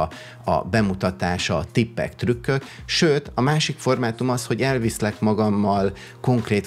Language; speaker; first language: Hungarian; native; Hungarian